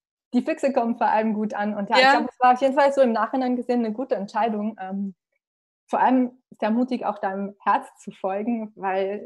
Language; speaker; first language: German; native; German